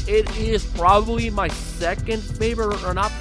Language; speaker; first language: English; native; English